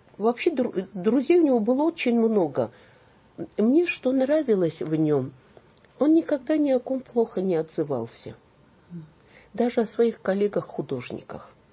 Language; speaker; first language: Russian; non-native, local second language; Armenian